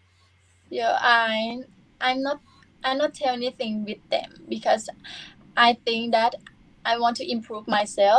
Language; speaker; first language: English; non-native, learner; Thai